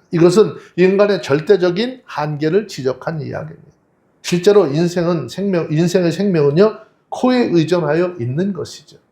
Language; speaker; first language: Korean; native; Korean